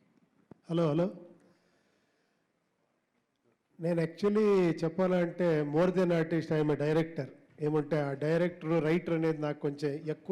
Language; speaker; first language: Telugu; non-native, local second language; Kannada